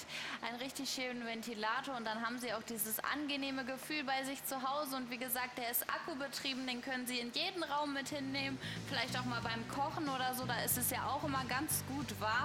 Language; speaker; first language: German; native; German